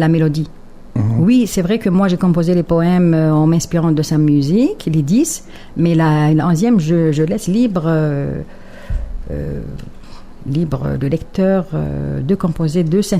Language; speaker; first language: French; non-native, local second language; Arabic